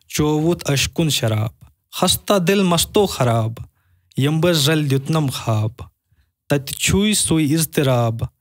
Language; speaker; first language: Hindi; non-native, local second language; Kashmiri